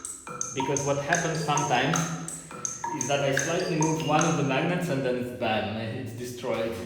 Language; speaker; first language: English; non-native, fluent; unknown